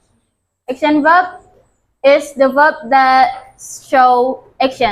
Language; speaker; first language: English; non-native, learner; Indonesian